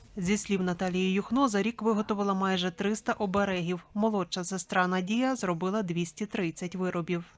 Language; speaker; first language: Ukrainian; native; Ukrainian